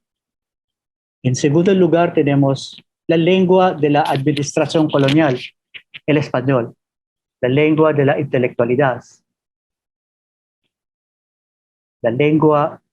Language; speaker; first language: Spanish; non-native, fluent; Filipino